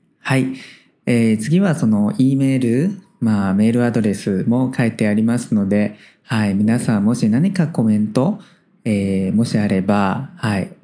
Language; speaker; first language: Japanese; native; Japanese